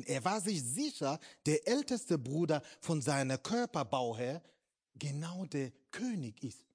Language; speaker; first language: German; non-native, fluent; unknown